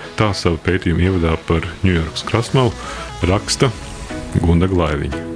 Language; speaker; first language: Latvian; native; Latvian